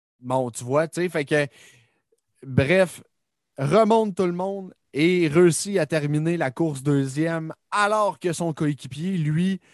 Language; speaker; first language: French; native; French